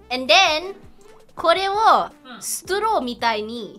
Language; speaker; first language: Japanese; non-native, learner; English